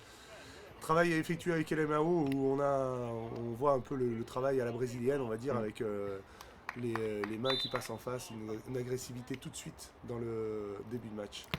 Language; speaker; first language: French; native; French